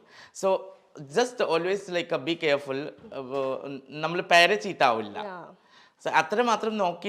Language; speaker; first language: Malayalam; non-native, local second language; Assamese